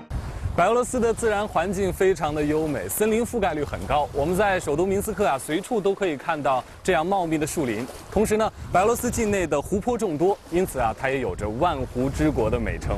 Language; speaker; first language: Chinese; native; Chinese